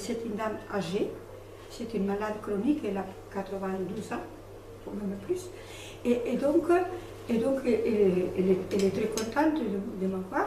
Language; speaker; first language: French; non-native, fluent; Spanish